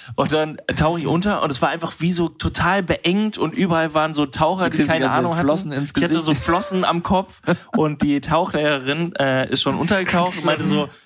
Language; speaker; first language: German; native; German